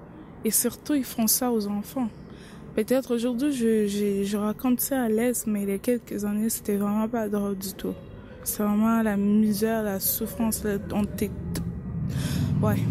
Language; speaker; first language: French; non-native, local second language; Lingala